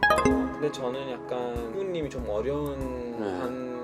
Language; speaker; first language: Korean; non-native, fluent; Persian